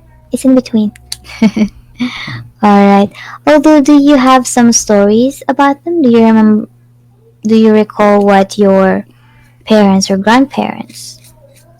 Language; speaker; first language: English; non-native, fluent; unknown